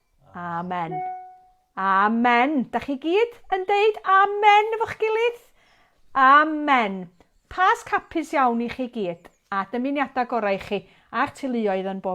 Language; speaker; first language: Welsh; native; Welsh